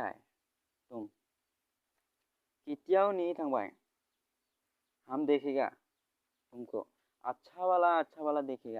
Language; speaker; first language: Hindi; non-native, local second language; Bodo